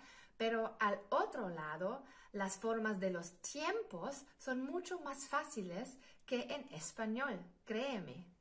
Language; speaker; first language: Spanish; non-native, fluent; German